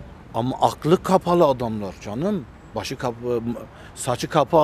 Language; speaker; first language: Turkish; early bilingual, heritage; Armenian